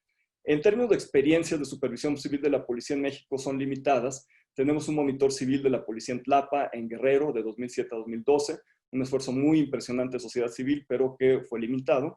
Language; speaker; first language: Spanish; native; Spanish